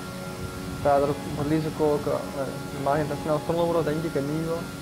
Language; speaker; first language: Dutch; native; Dutch